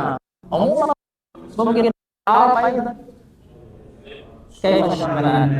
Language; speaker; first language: Arabic; non-native, learner; Indonesian